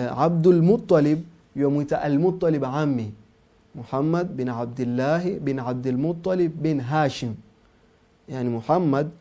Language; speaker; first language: Swahili; native; Swahili